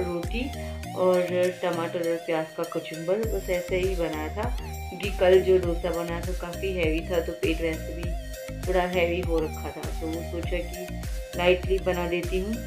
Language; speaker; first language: Hindi; non-native, local second language; Gujarati